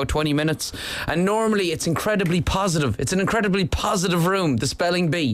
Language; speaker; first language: English; native; English